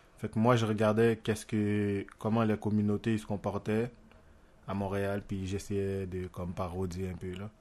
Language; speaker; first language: French; non-native, local second language; Haitian Creole